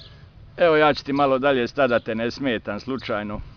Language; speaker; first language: Serbian; native; Serbian